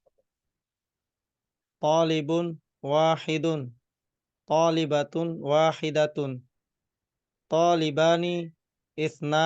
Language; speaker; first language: Arabic; non-native, learner; Indonesian